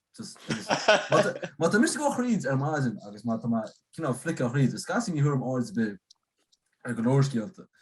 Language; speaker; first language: Irish; native; Irish